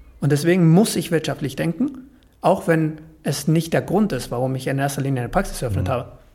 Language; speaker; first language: German; non-native, fluent; Spanish